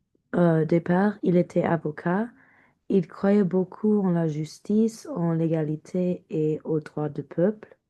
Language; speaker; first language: French; non-native, learner; English